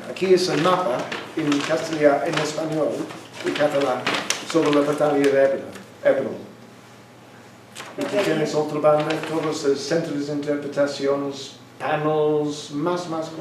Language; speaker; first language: Spanish; non-native, learner; English